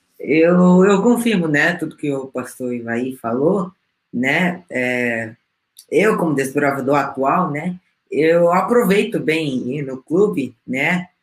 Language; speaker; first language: Portuguese; non-native, fluent; Spanish